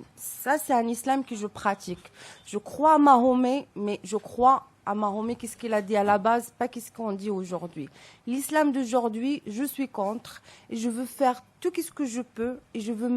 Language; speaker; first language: French; non-native, local second language; Arabic